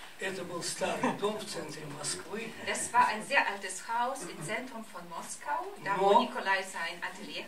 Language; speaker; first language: German; non-native, fluent; Russian